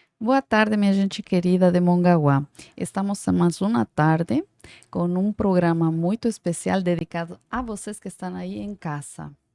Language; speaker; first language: Portuguese; non-native, fluent; Spanish